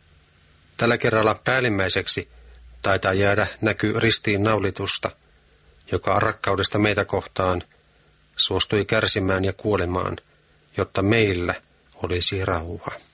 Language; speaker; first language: Finnish; native; Finnish